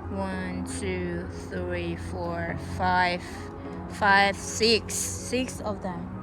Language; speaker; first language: English; non-native, learner; Thai